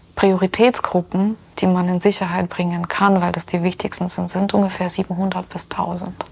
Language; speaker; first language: German; non-native, fluent; Ukrainian